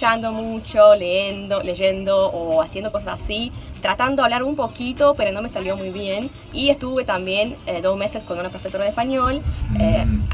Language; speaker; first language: Spanish; non-native, fluent; Russian